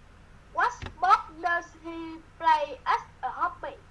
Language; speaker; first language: English; non-native, learner; Vietnamese